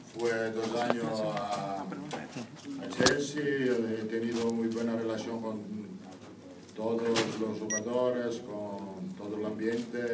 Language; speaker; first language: Spanish; non-native, fluent; Italian